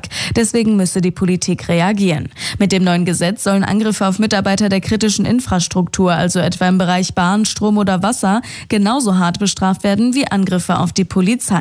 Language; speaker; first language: German; native; German